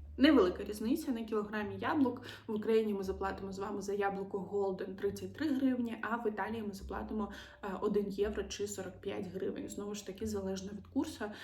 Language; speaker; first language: Ukrainian; native; Ukrainian